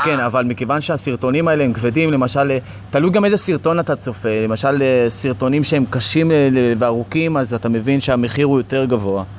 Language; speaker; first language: Hebrew; native; Hebrew